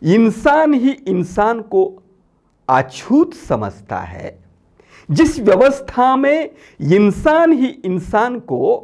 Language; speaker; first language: Hindi; non-native, local second language; Marathi